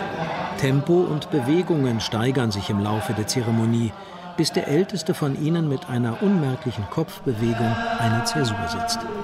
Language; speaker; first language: German; native; German